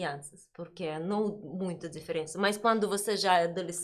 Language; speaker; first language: Portuguese; non-native, learner; Russian